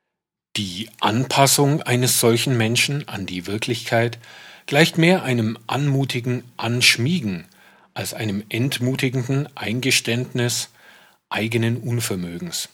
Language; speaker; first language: German; native; German